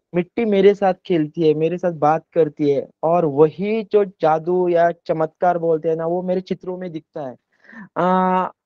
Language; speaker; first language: Hindi; non-native, local second language; Konkani